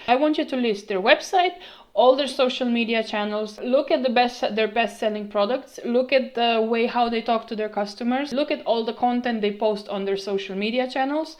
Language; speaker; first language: English; non-native, fluent; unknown